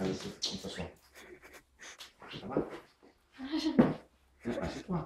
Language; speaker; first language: French; native; French